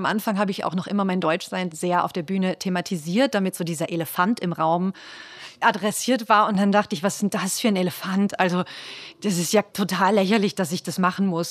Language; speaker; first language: German; native; German